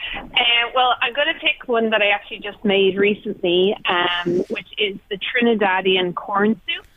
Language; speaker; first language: English; native; English